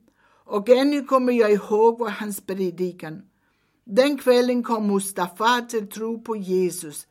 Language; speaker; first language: Swedish; early bilingual, heritage; Swedish